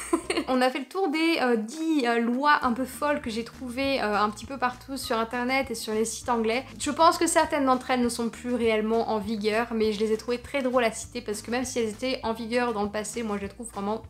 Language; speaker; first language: French; native; French